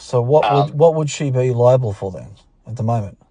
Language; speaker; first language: English; native; English